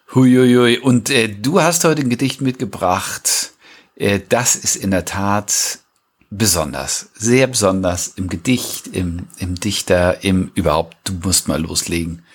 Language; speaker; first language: German; native; German